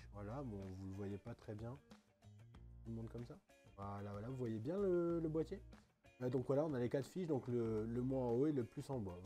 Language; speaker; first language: French; native; French